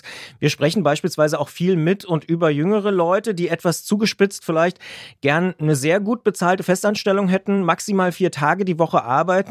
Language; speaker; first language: German; native; German